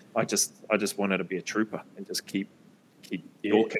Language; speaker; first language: English; native; English